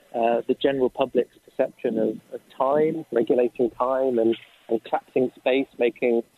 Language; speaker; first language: English; native; English